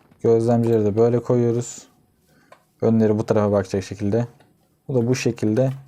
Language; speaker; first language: Turkish; native; Turkish